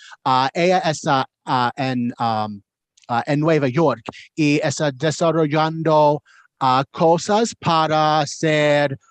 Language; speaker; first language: Spanish; non-native, learner; English